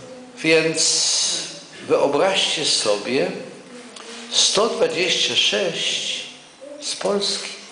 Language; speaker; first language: Polish; non-native, local second language; Yiddish